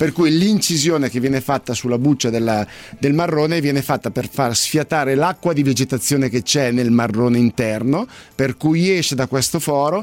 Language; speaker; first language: Italian; native; Italian